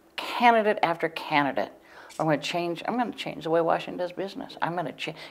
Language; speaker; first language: English; native; English